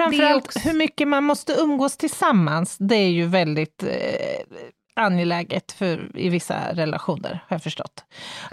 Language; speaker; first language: Swedish; native; Swedish